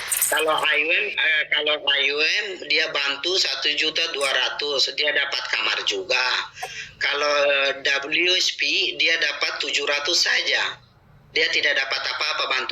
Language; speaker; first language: Indonesian; non-native, learner; Rohingya